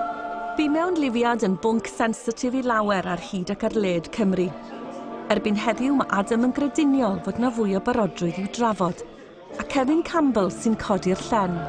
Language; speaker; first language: Welsh; native; Welsh